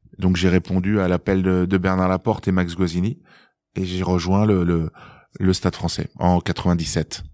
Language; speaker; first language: French; native; French